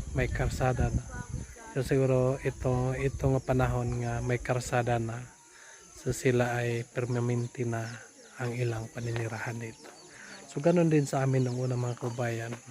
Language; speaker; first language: Filipino; non-native, local second language; Cebuano